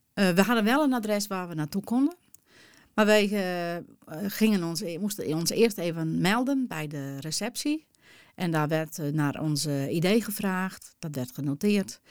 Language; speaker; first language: Dutch; non-native, local second language; Western Frisian